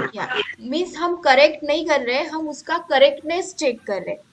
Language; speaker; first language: Hindi; non-native, local second language; Marathi